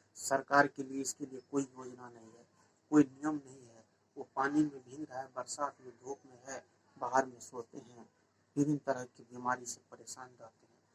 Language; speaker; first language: Hindi; native; Hindi